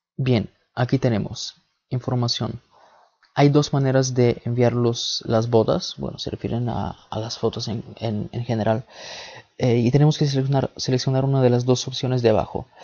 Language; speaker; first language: Spanish; early bilingual, other home language; Bulgarian